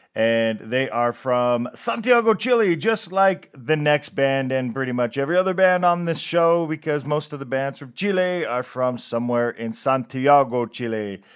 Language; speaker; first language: English; native; English